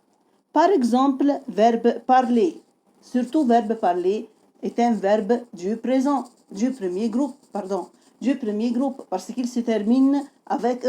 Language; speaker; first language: French; non-native, fluent; Arabic